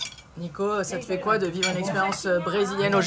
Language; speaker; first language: French; native; French